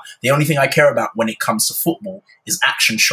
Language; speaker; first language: English; native; English